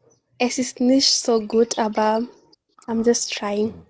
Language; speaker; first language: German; non-native, learner; Swahili